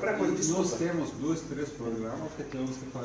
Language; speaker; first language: Portuguese; non-native, fluent; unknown